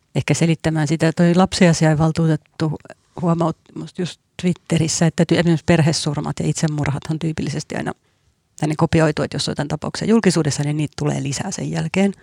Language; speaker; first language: Finnish; native; Finnish